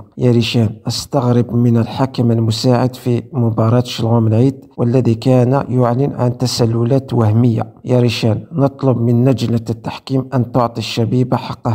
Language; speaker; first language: Arabic; non-native, local second language; Kabyle